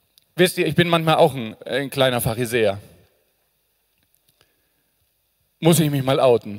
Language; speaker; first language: German; native; German